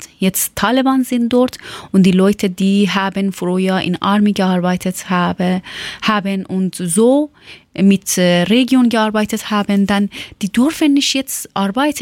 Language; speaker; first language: German; non-native, learner; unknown